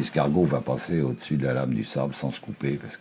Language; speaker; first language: French; native; French